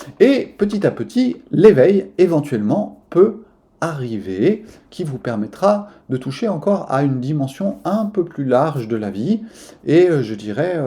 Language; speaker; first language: French; native; French